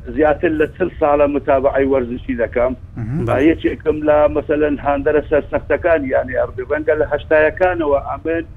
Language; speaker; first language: Central Kurdish; native; Central Kurdish